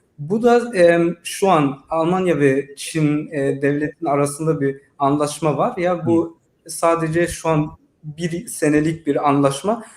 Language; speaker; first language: Turkish; early bilingual, heritage; Turkish